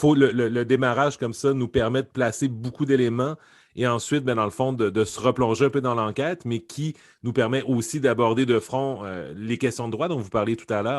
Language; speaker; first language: French; native; French